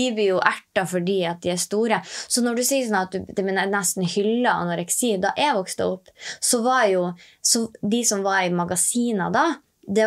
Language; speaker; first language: Norwegian; native; Norwegian